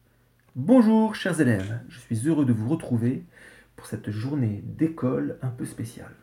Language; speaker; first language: French; native; French